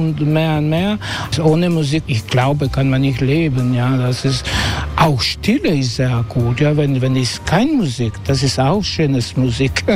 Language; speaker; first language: German; non-native, learner; Croatian